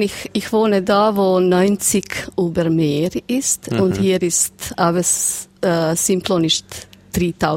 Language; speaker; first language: German; non-native, learner; Serbian